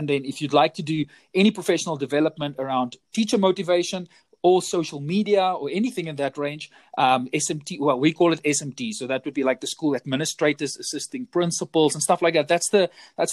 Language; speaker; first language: English; non-native, local second language; Afrikaans